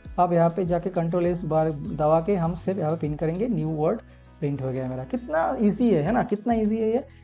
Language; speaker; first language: Hindi; non-native, local second language; Bangla